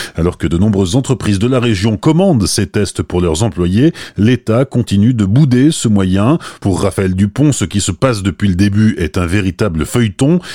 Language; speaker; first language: French; native; French